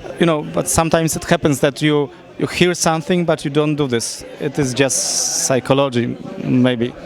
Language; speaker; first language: English; non-native, fluent; Polish